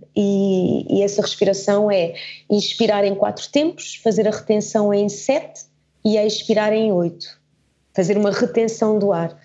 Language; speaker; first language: Portuguese; early bilingual, heritage; Portuguese